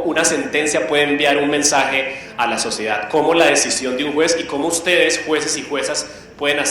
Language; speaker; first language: Spanish; native; Spanish